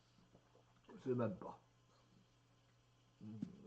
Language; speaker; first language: French; native; French